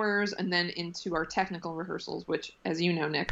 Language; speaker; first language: English; native; English